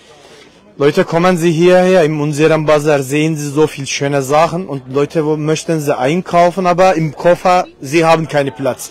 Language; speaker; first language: German; non-native, fluent; Turkish